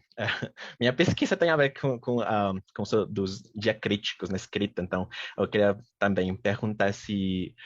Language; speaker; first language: Portuguese; non-native, fluent; Spanish